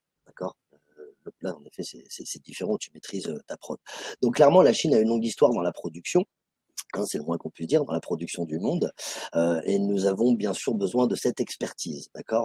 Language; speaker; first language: French; native; French